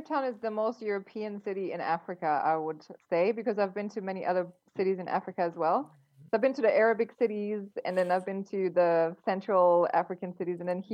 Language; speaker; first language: English; non-native, fluent; German